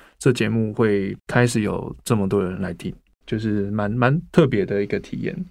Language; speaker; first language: Chinese; native; Chinese